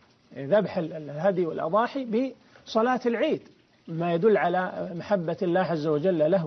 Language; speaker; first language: Arabic; native; Arabic